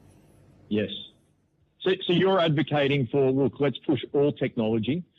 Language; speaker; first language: English; native; English